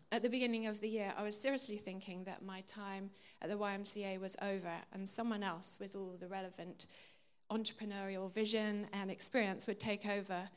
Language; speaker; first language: English; native; English